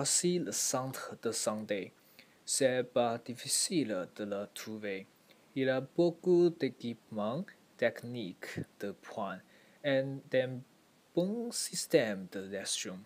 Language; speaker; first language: French; non-native, learner; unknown